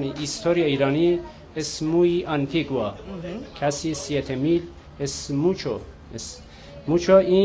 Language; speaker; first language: Spanish; non-native, learner; Persian